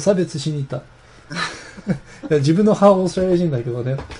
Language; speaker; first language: Japanese; non-native, fluent; English